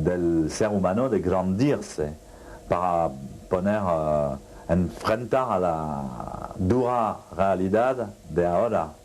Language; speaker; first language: Spanish; non-native, fluent; French